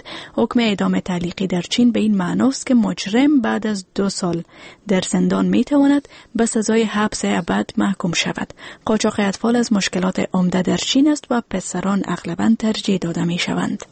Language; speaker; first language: Persian; native; Persian